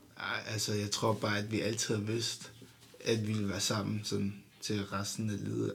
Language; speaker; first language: Danish; early bilingual, other home language; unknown